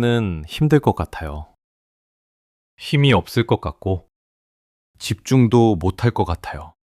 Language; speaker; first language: Korean; early bilingual, heritage; English